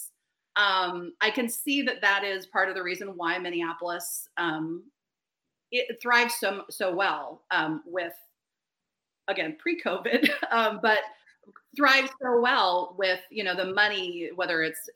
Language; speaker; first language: English; native; English